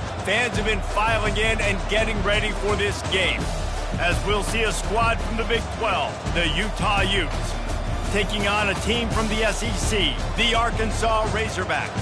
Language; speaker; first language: English; native; English